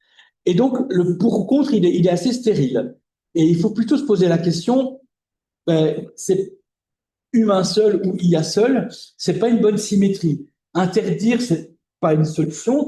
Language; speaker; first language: French; native; French